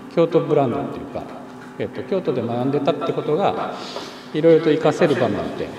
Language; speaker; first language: Japanese; native; Japanese